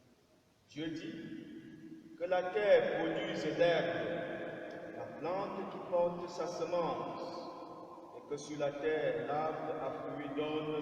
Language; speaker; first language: French; native; French